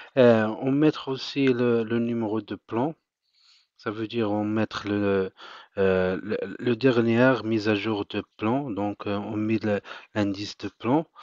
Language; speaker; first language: French; non-native, local second language; Arabic